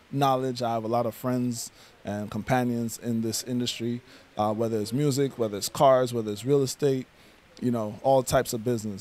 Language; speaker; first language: English; native; English